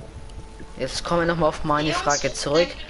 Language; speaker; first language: German; native; German